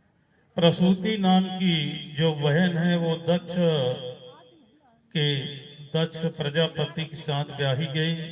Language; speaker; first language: Hindi; native; Hindi